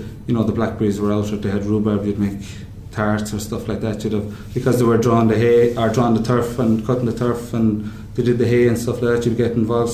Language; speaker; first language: English; native; English